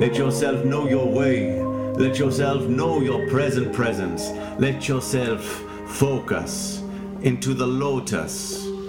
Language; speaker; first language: English; native; English